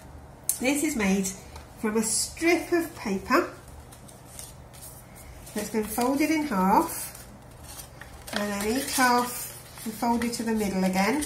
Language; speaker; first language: English; native; English